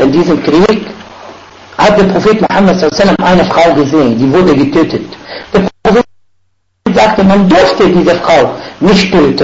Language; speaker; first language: German; non-native, fluent; Arabic